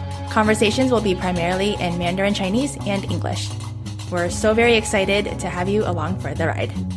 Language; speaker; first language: English; early bilingual, other home language; Chinese